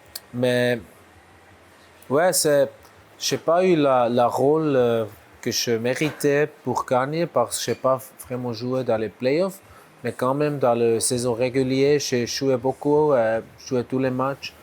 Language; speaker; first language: French; non-native, local second language; German